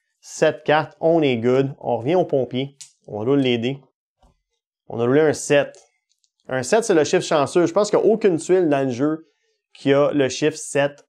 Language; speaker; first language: French; native; French